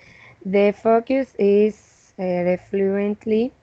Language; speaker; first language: English; non-native, learner; Spanish